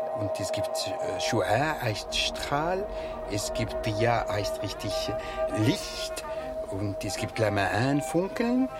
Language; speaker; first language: German; non-native, fluent; Arabic